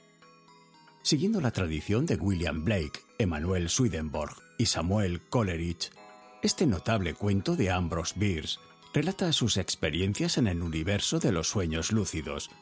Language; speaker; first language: Spanish; native; Spanish